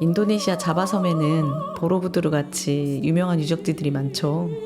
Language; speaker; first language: Korean; native; Korean